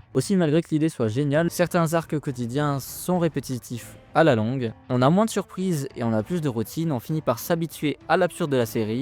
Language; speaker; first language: French; native; French